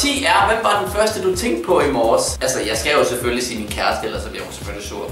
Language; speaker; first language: Danish; native; Danish